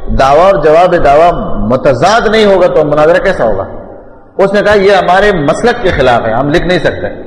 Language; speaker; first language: Urdu; non-native, local second language; Pashto